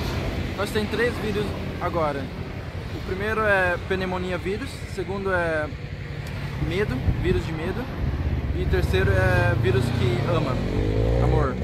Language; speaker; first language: Portuguese; early bilingual, heritage; Portuguese